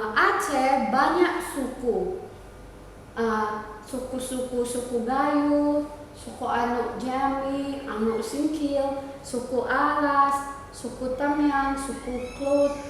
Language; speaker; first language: Indonesian; non-native, learner; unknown